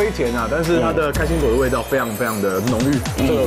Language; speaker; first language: Chinese; native; Chinese